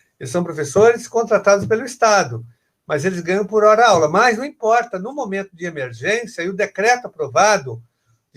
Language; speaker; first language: Portuguese; native; Portuguese